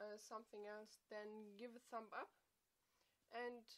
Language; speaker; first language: English; non-native, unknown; German